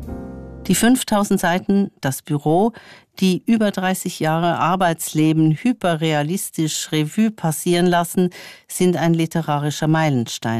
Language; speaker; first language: German; native; German